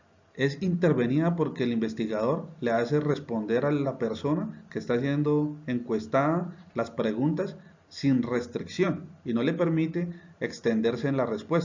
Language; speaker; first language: Spanish; native; Spanish